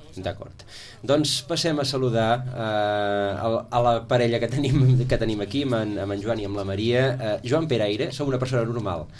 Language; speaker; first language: Catalan; native; Catalan